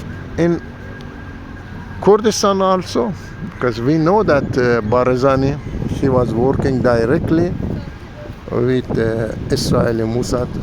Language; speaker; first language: English; non-native, learner; Persian